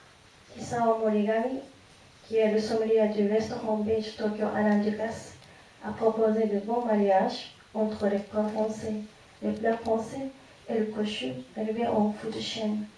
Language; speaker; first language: French; non-native, fluent; Japanese